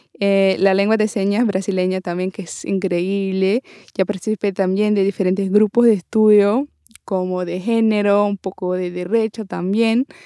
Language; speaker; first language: Spanish; non-native, learner; Portuguese